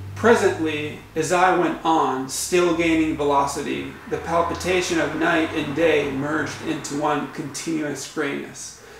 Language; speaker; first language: English; non-native, fluent; Japanese